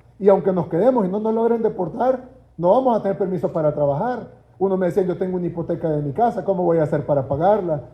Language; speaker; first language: Spanish; native; Spanish